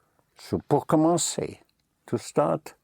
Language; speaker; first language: French; non-native, fluent; English